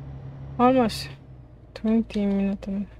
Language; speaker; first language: English; non-native, learner; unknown